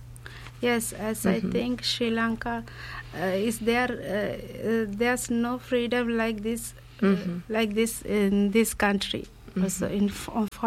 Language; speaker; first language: English; non-native, learner; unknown